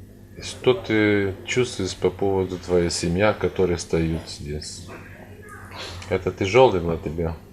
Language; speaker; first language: Russian; non-native, learner; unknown